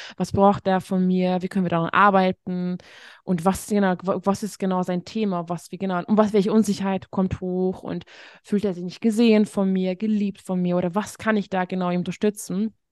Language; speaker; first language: German; non-native, fluent; Hungarian